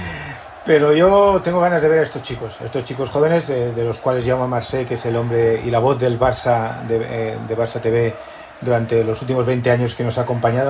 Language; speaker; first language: Spanish; native; Spanish